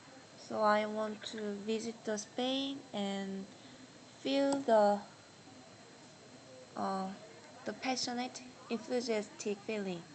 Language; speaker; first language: English; non-native, learner; Korean